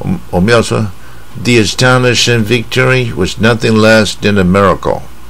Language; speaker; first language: English; non-native, fluent; Chinese